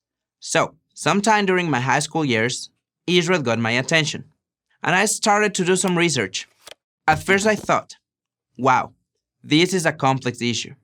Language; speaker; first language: English; non-native, fluent; Spanish